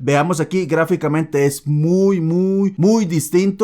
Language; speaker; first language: Spanish; native; Spanish